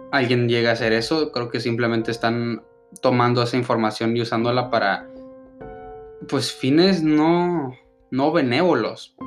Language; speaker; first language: Spanish; early bilingual, other home language; English